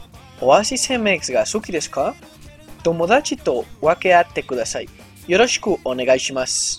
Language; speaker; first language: Japanese; non-native, learner; Spanish